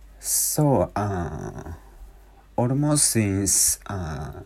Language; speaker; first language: English; non-native, learner; Japanese